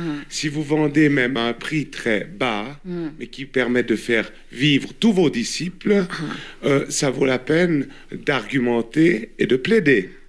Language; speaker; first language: French; native; French